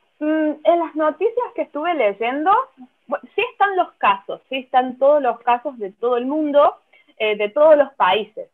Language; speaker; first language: Spanish; native; Spanish